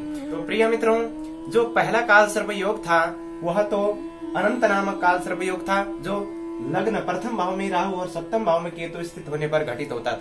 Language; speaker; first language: Hindi; native; Hindi